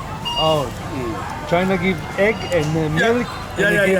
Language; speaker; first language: English; non-native, learner; Persian